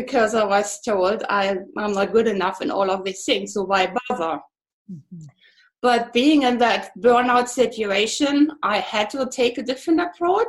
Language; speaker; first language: English; non-native, fluent; German